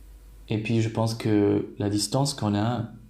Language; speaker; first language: French; non-native, fluent; Polish